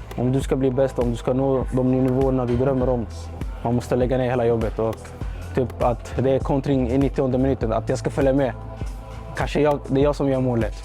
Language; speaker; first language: Swedish; native; Swedish